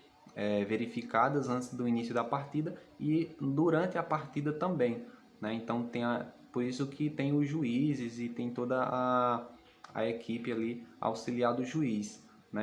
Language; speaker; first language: Portuguese; native; Portuguese